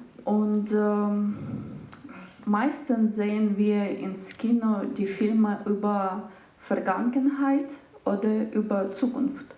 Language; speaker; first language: German; non-native, learner; Ukrainian